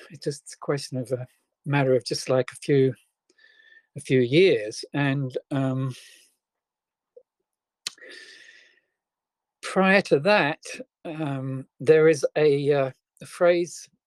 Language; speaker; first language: English; native; English